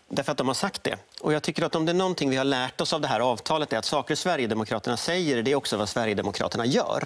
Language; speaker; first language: Swedish; native; Swedish